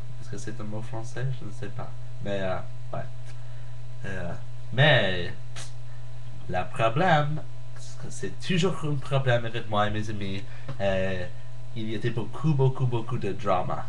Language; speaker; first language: French; non-native, learner; English